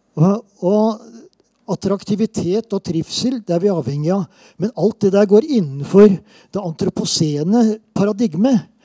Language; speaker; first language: Norwegian; native; Norwegian